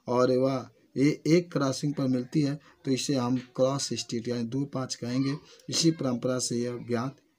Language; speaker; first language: Hindi; native; Hindi